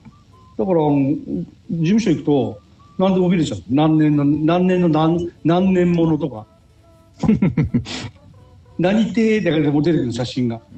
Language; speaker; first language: Japanese; native; Japanese